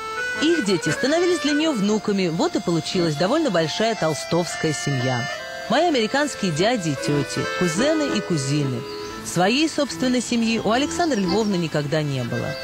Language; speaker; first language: Russian; native; Russian